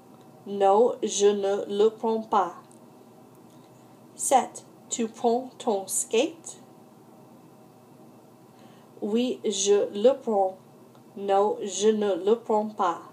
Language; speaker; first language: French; non-native, fluent; English